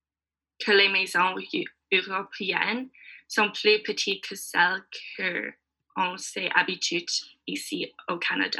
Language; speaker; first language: French; non-native, learner; English